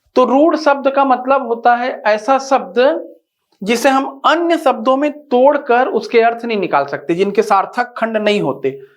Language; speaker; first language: Hindi; native; Hindi